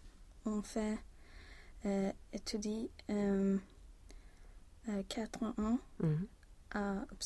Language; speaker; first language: French; non-native, learner; Swedish